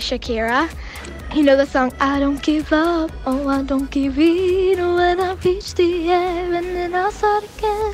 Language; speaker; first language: English; native; English